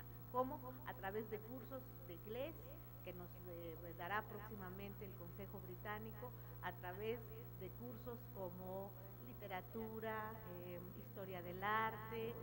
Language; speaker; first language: Spanish; native; Spanish